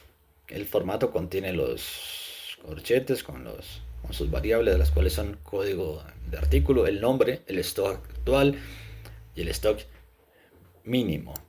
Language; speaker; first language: Spanish; native; Spanish